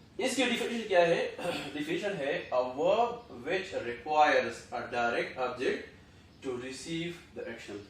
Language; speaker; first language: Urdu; non-native, local second language; Pashto